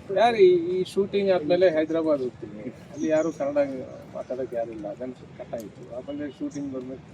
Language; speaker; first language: Kannada; non-native, learner; Telugu